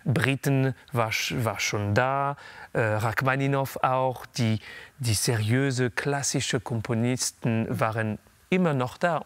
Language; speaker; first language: German; non-native, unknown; French